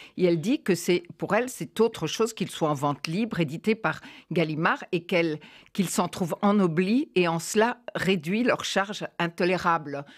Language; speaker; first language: French; native; French